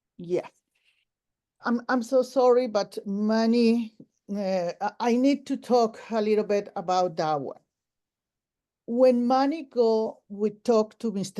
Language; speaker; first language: English; non-native, local second language; Spanish